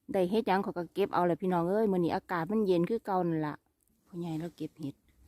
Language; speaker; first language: Thai; native; Thai